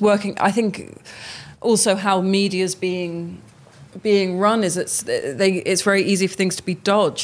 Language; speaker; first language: English; native; English